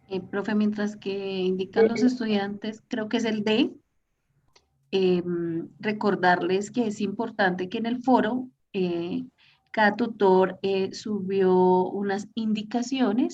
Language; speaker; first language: Spanish; native; Spanish